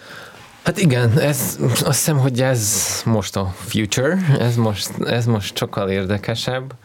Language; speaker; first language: Hungarian; non-native, fluent; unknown